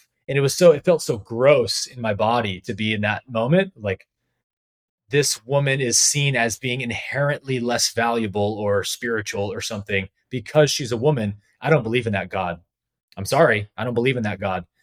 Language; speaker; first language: English; native; English